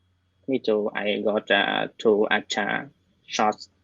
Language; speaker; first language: English; non-native, learner; Vietnamese